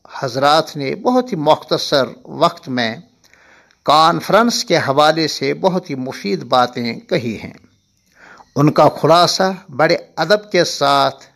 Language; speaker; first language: Urdu; non-native, local second language; Kashmiri